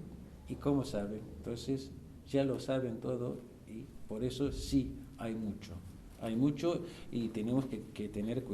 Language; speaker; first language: Spanish; non-native, fluent; Arabic